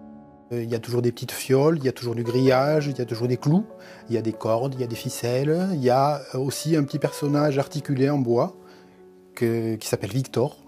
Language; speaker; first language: French; native; French